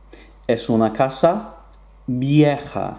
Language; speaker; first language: Spanish; non-native, fluent; English